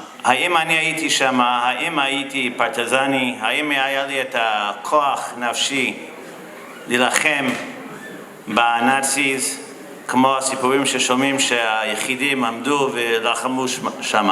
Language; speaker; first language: Hebrew; non-native, fluent; English